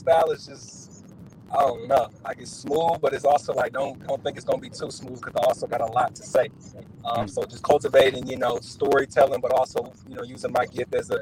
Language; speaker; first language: English; native; English